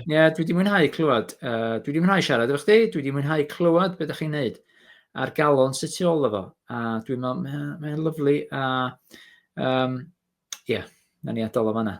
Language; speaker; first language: Welsh; native; Welsh